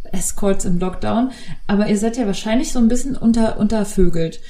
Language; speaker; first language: German; native; German